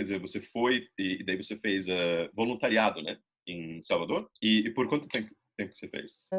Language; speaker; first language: Portuguese; native; Portuguese